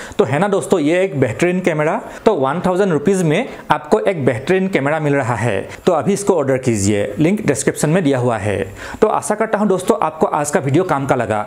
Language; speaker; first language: Hindi; non-native, local second language; Assamese